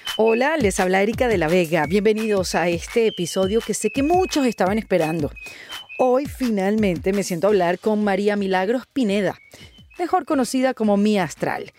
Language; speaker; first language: Spanish; native; Spanish